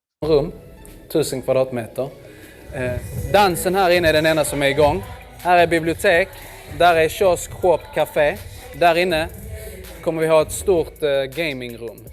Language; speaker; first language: Swedish; native; Swedish